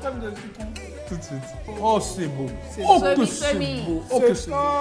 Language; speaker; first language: French; native; French